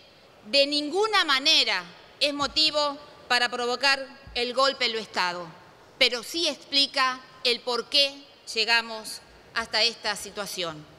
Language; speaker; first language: Spanish; native; Spanish